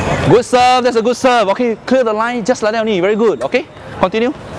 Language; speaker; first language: English; non-native, local second language; Chinese